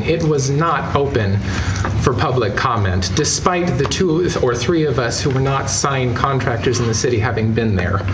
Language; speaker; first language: English; native; English